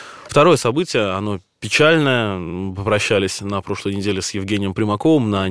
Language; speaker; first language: Russian; native; Russian